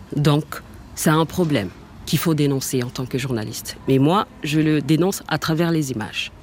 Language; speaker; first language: French; non-native, local second language; Swahili